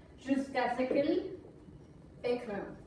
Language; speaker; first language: French; non-native, learner; Spanish